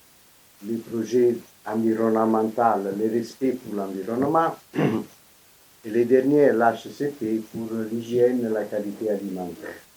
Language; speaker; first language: French; non-native, fluent; Italian